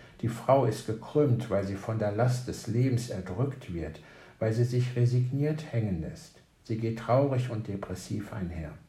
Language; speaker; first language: German; native; German